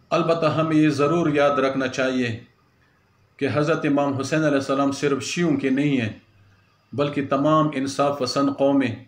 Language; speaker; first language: Urdu; non-native, local second language; Pashto